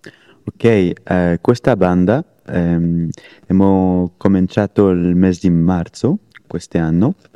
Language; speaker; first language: Italian; non-native, learner; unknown